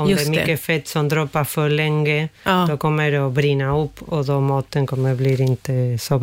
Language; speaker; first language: Swedish; non-native, fluent; Spanish